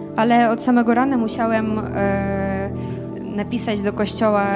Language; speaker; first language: Polish; non-native, fluent; Russian